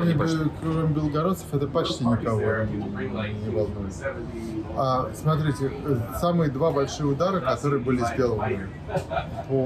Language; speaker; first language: Russian; native; Russian